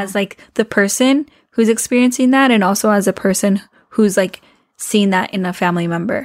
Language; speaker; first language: English; early bilingual, other home language; Spanish